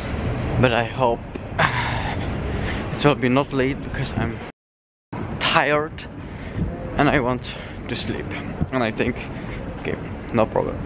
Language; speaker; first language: English; non-native, fluent; Dutch